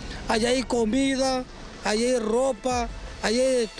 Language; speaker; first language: Portuguese; non-native, learner; Spanish